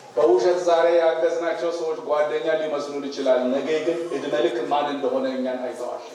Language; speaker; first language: Amharic; non-native, local second language; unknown